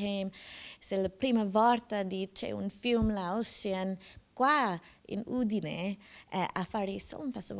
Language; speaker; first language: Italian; non-native, learner; English